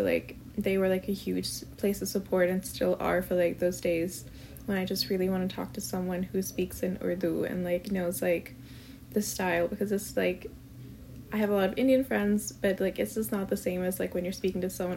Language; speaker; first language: English; non-native, local second language; Urdu